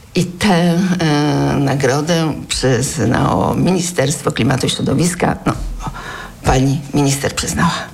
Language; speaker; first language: Polish; native; Polish